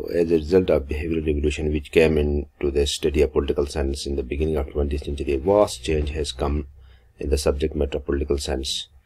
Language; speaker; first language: English; non-native, local second language; Kashmiri